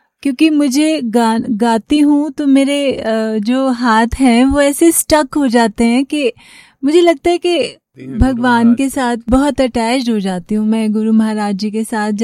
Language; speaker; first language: Hindi; native; Hindi